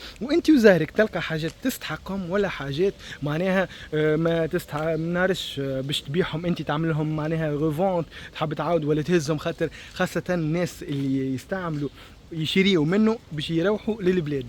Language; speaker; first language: Arabic; native; Arabic